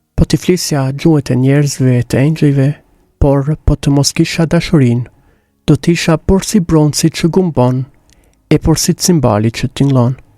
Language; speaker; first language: Albanian; native; Albanian